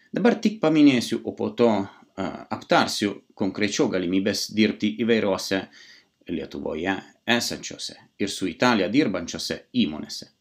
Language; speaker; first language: Lithuanian; non-native, fluent; Italian